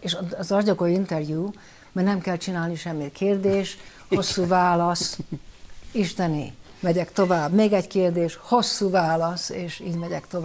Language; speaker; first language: Hungarian; early bilingual, heritage; Hungarian